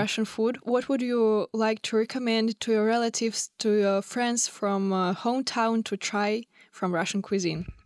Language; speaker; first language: English; non-native, fluent; Russian